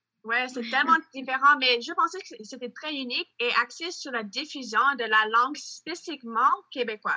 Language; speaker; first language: French; non-native, learner; English